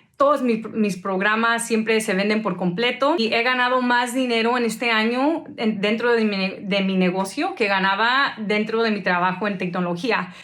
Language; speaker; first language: Spanish; early bilingual, heritage; Spanish